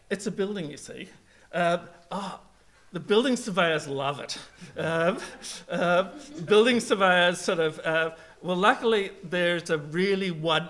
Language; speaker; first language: English; native; English